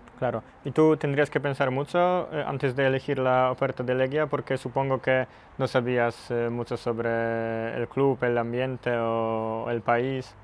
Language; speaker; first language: Spanish; non-native, fluent; Polish